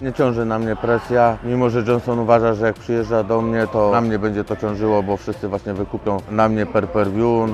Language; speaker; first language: Polish; native; Polish